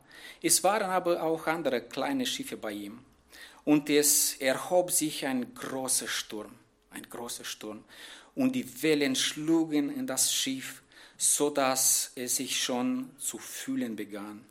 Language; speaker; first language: German; non-native, fluent; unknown